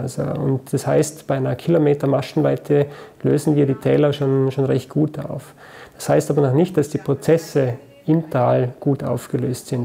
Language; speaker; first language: German; native; German